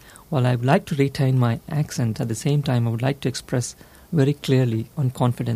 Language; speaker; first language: English; non-native, local second language; Tamil